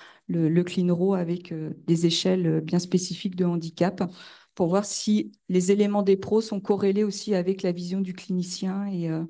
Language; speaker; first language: French; native; French